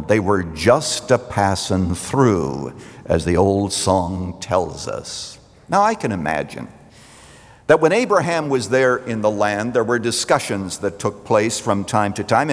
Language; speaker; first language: English; native; English